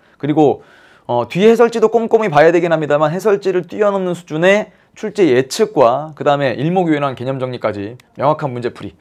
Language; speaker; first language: Korean; native; Korean